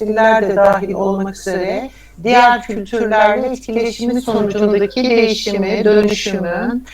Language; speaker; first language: Turkish; native; Turkish